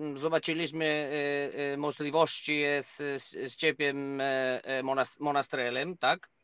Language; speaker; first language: Polish; non-native, learner; Spanish